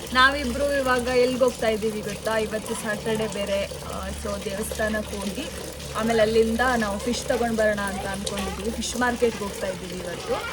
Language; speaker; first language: Kannada; non-native, local second language; Konkani